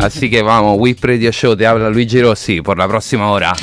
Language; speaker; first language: Spanish; non-native, fluent; Italian